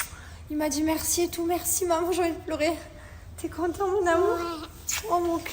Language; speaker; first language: French; native; French